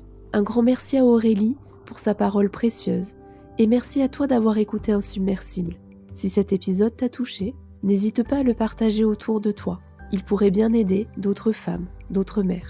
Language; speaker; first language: French; native; French